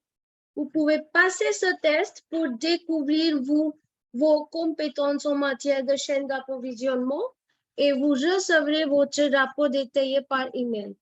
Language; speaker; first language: French; non-native, fluent; Hindi